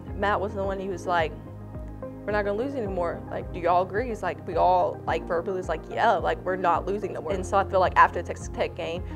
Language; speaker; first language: English; native; English